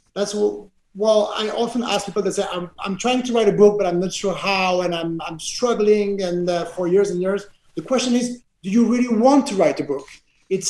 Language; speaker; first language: English; non-native, fluent; French